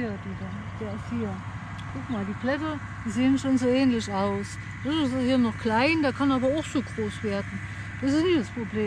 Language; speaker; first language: German; native; German